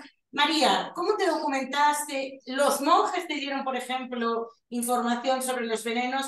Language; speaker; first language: Spanish; native; Spanish